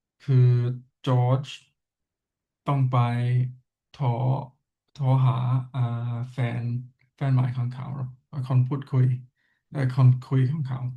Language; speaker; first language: Thai; non-native, learner; English